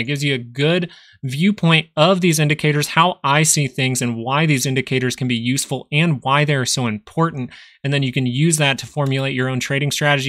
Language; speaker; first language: English; native; English